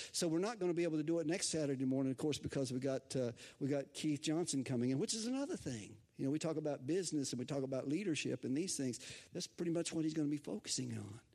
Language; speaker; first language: English; native; English